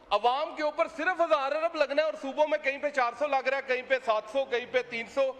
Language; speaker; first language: Urdu; non-native, local second language; Punjabi